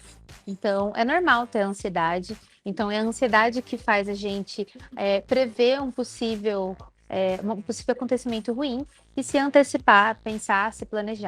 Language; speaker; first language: Portuguese; native; Portuguese